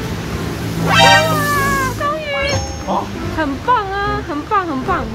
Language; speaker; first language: Chinese; native; Chinese